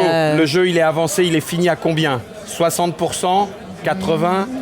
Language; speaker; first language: French; native; French